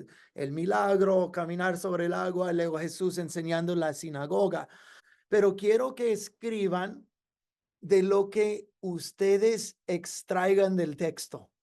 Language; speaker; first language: Spanish; non-native, fluent; English